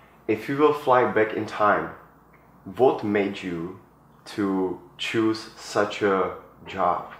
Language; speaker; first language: English; non-native, fluent; Czech